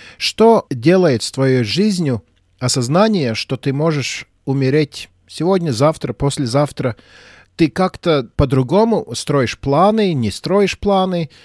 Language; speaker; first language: Russian; non-native, local second language; Latvian